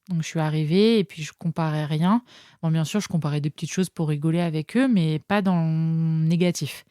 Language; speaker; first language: French; native; French